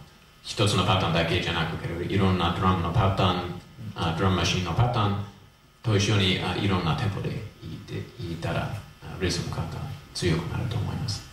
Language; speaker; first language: Japanese; non-native, fluent; English